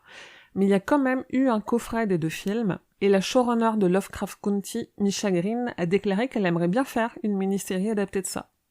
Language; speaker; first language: French; native; French